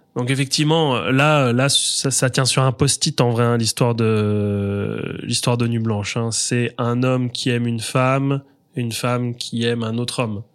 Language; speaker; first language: French; native; French